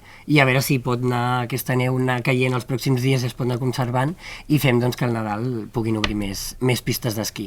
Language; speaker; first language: Catalan; native; Catalan